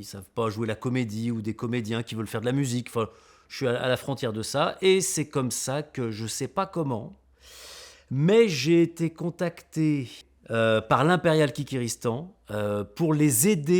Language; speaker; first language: French; native; French